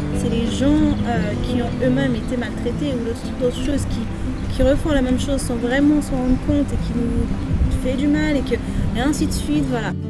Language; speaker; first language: French; early bilingual, other home language; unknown